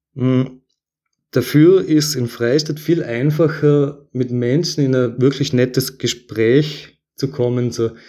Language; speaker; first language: German; native; German